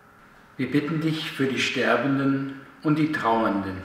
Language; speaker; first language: German; native; German